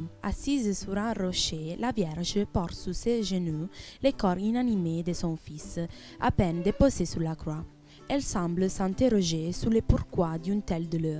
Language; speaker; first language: French; non-native, learner; Italian